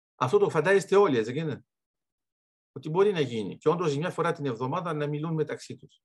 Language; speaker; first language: Greek; early bilingual, heritage; Greek